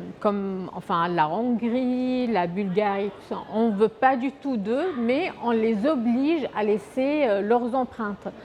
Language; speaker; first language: French; non-native, fluent; Arabic